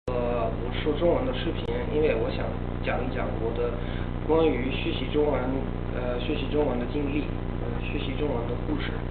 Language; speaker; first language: Chinese; non-native, learner; Italian